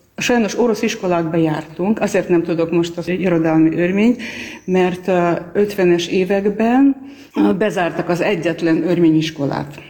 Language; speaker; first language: Hungarian; non-native, fluent; Armenian